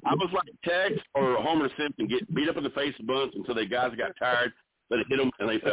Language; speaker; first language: English; native; English